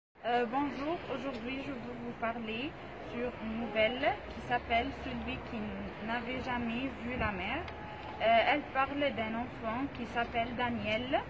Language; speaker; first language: French; non-native, learner; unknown